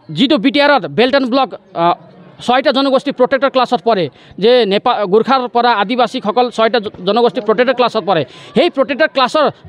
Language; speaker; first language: Assamese; non-native, local second language; Nepali